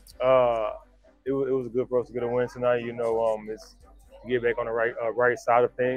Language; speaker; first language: English; native; English